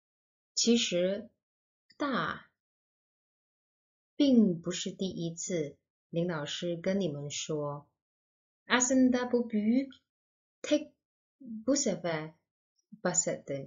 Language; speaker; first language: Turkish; non-native, learner; Chinese